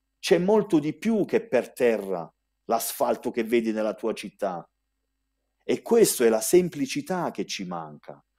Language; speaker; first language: Italian; early bilingual, heritage; Italian